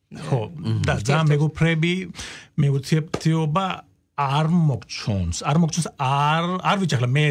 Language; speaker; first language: Georgian; non-native, learner; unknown